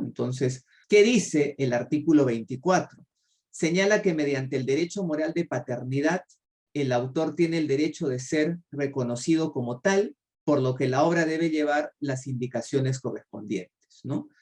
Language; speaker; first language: Spanish; native; Spanish